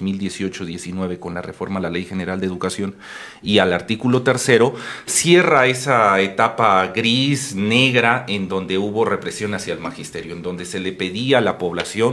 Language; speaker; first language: Spanish; native; Spanish